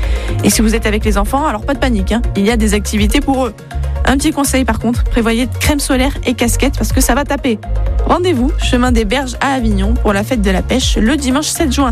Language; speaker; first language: French; native; French